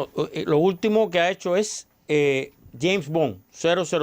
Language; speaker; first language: Spanish; native; Spanish